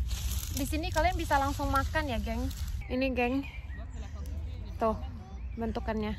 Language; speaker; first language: Indonesian; native; Indonesian